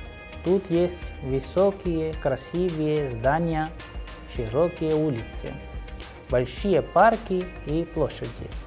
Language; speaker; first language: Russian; non-native, fluent; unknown